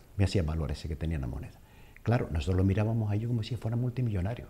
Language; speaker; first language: Spanish; native; Spanish